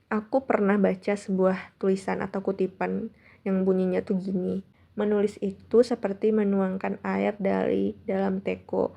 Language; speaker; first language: Indonesian; non-native, local second language; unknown